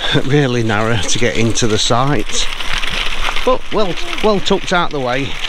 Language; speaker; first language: English; native; English